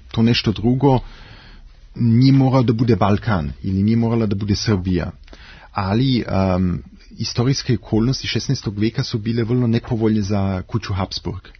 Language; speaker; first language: Serbian; early bilingual, heritage; Serbian